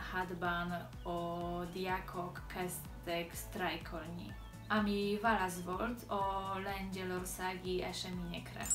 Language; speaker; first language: Hungarian; non-native, learner; Polish